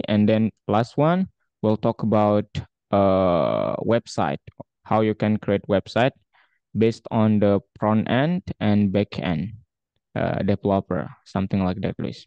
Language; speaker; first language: English; non-native, fluent; Indonesian